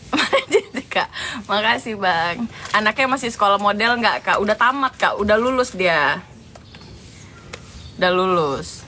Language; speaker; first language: Indonesian; native; Indonesian